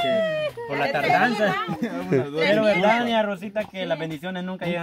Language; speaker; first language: Spanish; native; Spanish